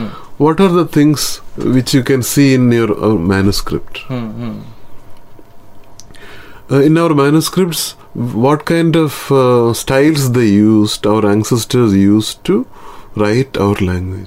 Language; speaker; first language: English; non-native, local second language; Malayalam